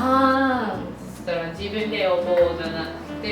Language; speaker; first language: Japanese; non-native, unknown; English